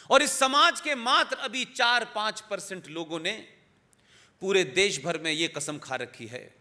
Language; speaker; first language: Hindi; native; Hindi